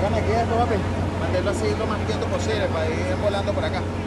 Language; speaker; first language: Spanish; native; Spanish